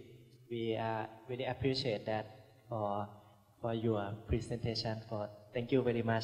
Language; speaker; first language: English; non-native, learner; Thai